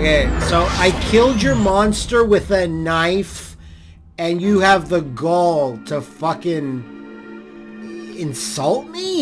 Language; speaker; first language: English; native; English